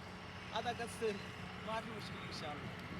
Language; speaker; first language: Arabic; non-native, learner; Bangla